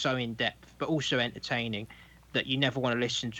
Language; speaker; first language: English; native; English